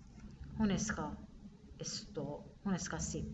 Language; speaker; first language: Swedish; non-native, fluent; Persian